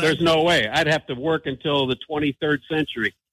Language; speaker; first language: English; native; English